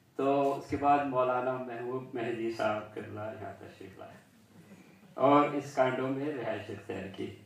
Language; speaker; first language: Urdu; early bilingual, heritage; Urdu